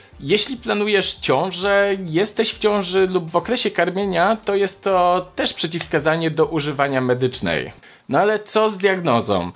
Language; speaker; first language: Polish; native; Polish